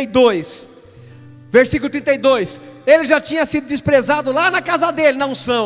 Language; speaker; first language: Portuguese; native; Portuguese